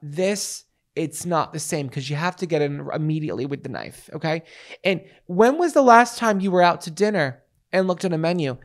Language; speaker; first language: English; native; English